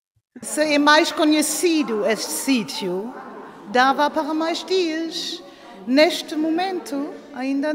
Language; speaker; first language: Portuguese; non-native, learner; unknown